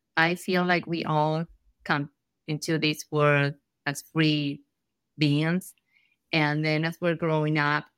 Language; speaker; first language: English; non-native, fluent; Spanish